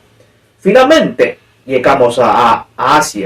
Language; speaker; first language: Spanish; non-native, learner; Chinese